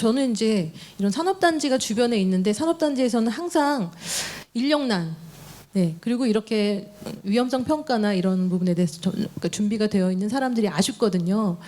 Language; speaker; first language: Korean; native; Korean